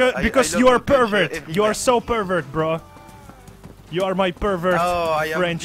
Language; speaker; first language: English; non-native, learner; Russian